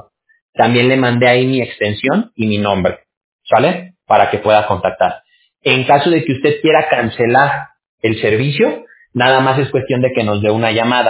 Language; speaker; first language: Spanish; native; Spanish